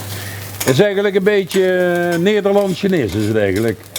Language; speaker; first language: Dutch; native; Dutch